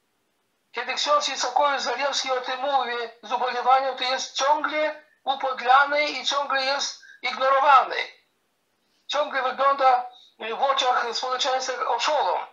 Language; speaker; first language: Polish; early bilingual, heritage; Polish